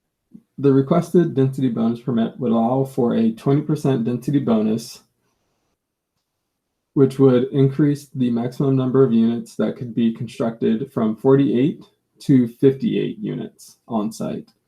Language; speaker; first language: English; native; English